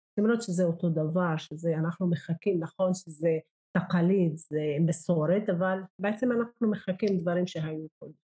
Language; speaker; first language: Hebrew; non-native, local second language; Arabic